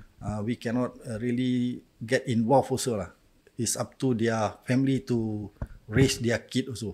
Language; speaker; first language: English; non-native, local second language; Malay